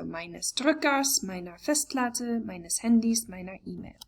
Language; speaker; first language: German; non-native, fluent; English